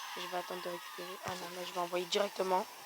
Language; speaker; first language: French; native; French